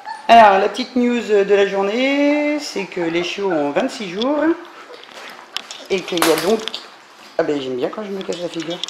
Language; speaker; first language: French; native; French